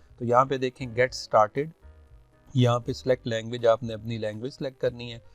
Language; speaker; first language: Urdu; non-native, local second language; Punjabi